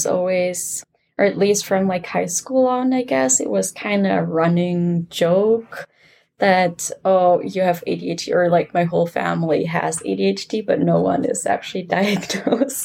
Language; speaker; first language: English; non-native, fluent; German